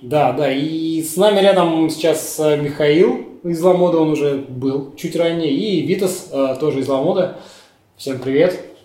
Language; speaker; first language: Russian; native; Russian